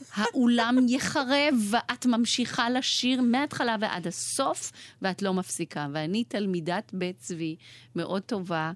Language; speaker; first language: Hebrew; early bilingual, other home language; Persian